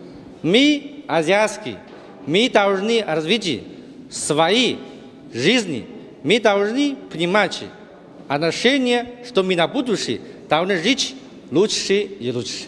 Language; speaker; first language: Russian; non-native, learner; Chinese